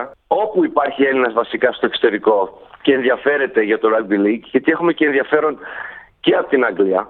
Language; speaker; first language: Greek; early bilingual, heritage; Greek